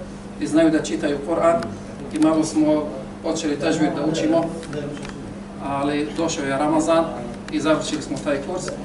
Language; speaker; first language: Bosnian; non-native, fluent; Arabic